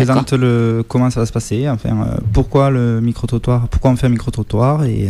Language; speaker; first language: French; native; French